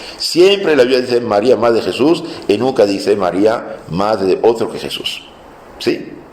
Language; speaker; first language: Spanish; non-native, fluent; Aramaic